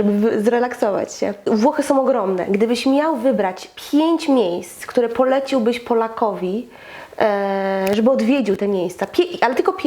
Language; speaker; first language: Polish; native; Polish